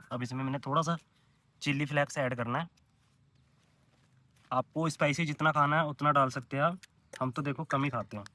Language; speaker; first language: Hindi; non-native, local second language; Punjabi